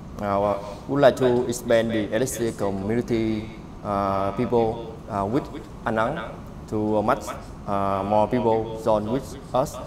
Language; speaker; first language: English; non-native, learner; Vietnamese